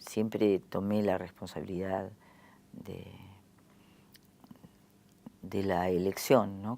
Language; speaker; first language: Spanish; native; Spanish